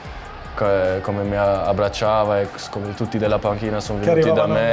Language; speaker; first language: Italian; non-native, fluent; German